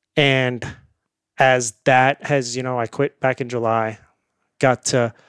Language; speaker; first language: English; early bilingual, other home language; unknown